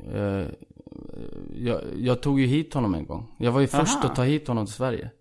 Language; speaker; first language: Swedish; early bilingual, other home language; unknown